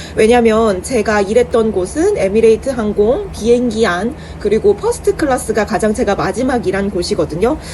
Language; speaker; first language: Korean; native; Korean